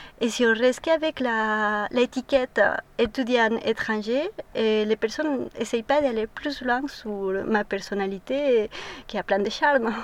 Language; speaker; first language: French; non-native, fluent; Spanish